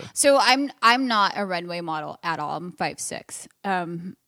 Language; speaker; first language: English; native; English